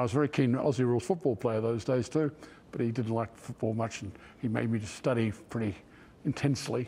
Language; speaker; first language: English; native; English